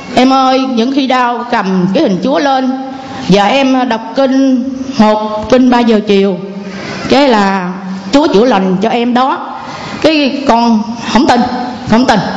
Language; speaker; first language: Vietnamese; non-native, local second language; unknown